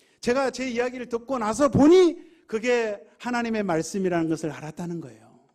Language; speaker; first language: Korean; native; Korean